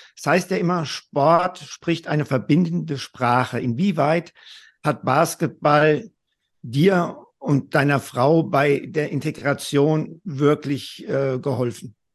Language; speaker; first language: German; native; German